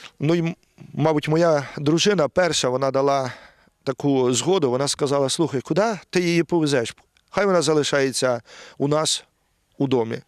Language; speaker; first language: Ukrainian; native; Ukrainian